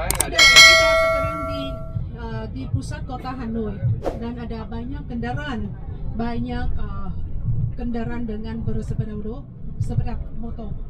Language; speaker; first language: Indonesian; non-native, fluent; Vietnamese